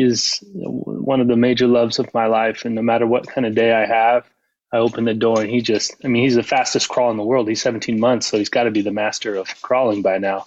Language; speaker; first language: English; native; English